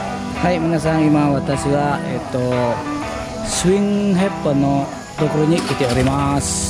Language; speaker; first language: Japanese; non-native, fluent; Balinese